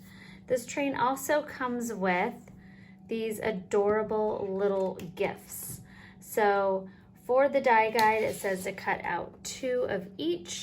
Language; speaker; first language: English; native; English